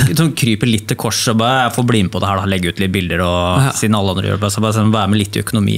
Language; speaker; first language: Norwegian; native; Norwegian